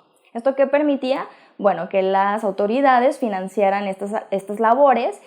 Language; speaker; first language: Spanish; native; Spanish